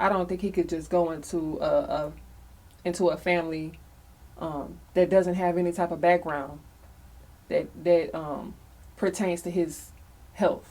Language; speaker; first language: English; native; English